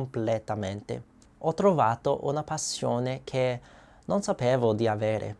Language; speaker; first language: Italian; non-native, learner; English